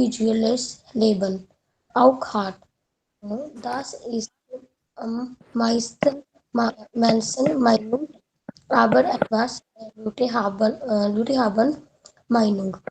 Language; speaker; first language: German; non-native, learner; Hindi